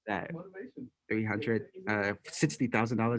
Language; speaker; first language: English; native; English